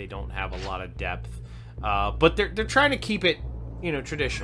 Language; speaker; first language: English; native; English